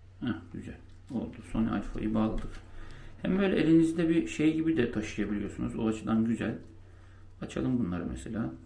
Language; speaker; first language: Turkish; native; Turkish